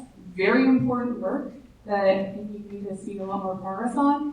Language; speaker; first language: English; native; English